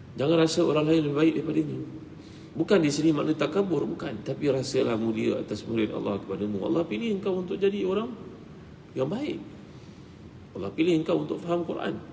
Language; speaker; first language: Malay; native; Malay